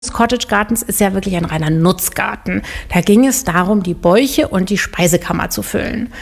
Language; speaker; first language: German; native; German